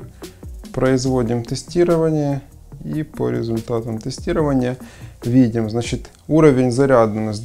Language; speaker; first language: Russian; native; Russian